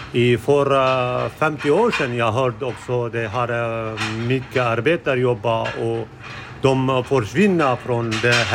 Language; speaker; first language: Swedish; non-native, learner; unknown